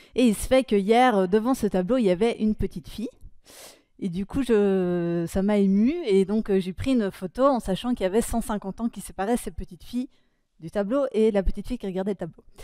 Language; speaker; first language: French; native; French